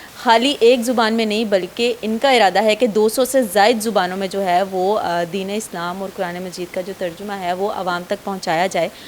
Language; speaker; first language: Urdu; native; Urdu